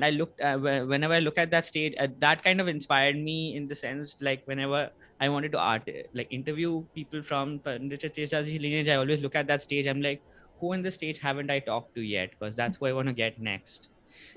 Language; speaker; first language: English; non-native, local second language; Bangla